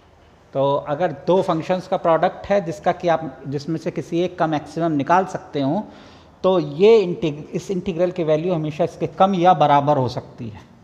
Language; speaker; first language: Hindi; native; Hindi